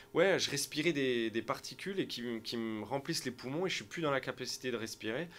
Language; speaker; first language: French; native; French